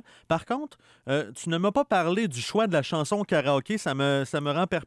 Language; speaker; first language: French; native; French